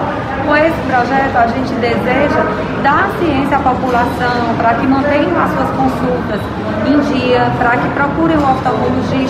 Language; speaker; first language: Portuguese; native; Portuguese